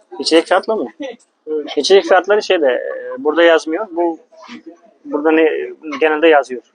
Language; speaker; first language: Turkish; non-native, fluent; Hindi